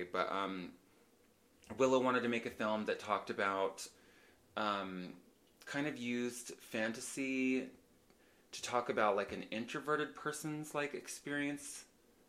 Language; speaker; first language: English; native; English